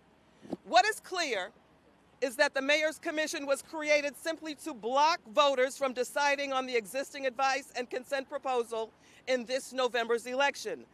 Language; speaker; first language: English; native; English